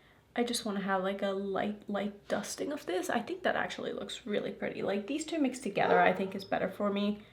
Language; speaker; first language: English; native; English